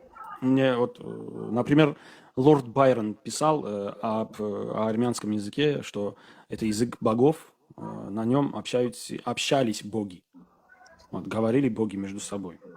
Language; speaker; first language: Russian; non-native, fluent; Armenian